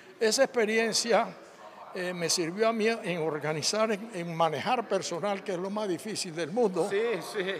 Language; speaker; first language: Spanish; native; Spanish